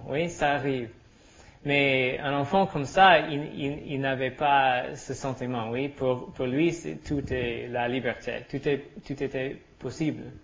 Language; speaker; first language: French; non-native, learner; English